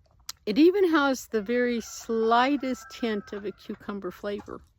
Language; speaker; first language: English; native; English